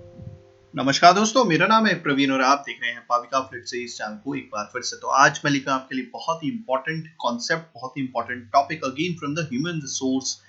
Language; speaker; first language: Hindi; native; Hindi